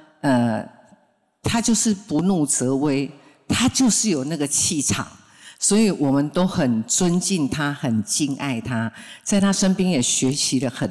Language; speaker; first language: Chinese; non-native, local second language; Min Nan Chinese